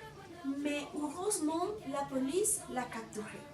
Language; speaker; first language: French; non-native, fluent; Spanish